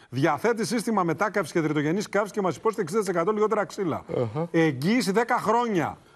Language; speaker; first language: Greek; native; Greek